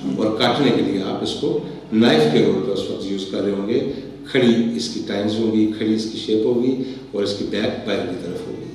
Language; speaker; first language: Urdu; non-native, local second language; Pahari-Potwari